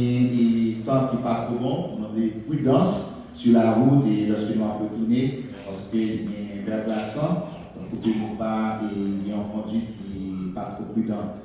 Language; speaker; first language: French; non-native, local second language; Haitian Creole